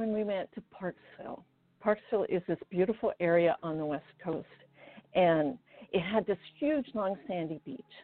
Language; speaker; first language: English; non-native, fluent; Estonian